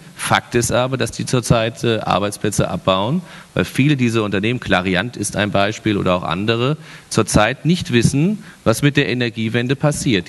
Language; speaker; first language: German; native; German